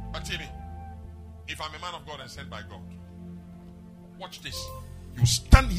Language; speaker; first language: English; non-native, local second language; Akan